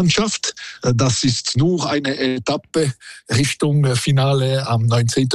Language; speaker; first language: German; non-native, local second language; French